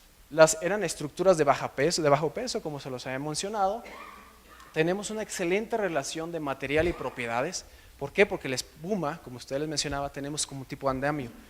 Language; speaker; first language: Spanish; native; Spanish